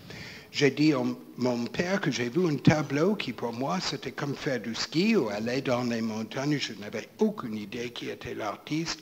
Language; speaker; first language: French; non-native, fluent; English